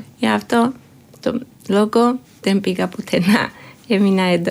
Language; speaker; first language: Greek; non-native, learner; Georgian